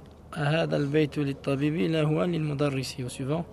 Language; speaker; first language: Arabic; non-native, fluent; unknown